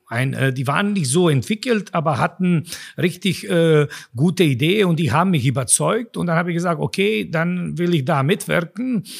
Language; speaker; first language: German; non-native, fluent; Serbian